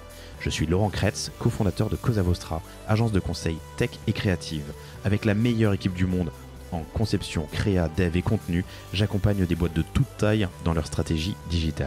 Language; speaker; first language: French; native; French